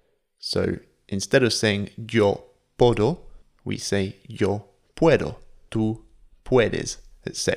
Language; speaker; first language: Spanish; non-native, fluent; English